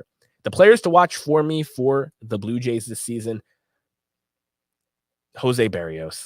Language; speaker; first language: English; native; English